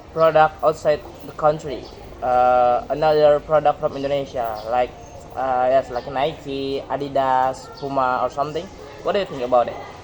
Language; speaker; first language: English; non-native, learner; Indonesian